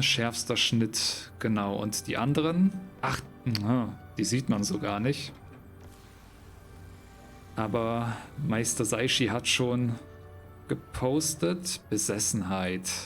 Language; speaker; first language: German; native; German